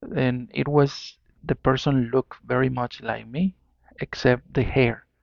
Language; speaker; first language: English; non-native, fluent; Spanish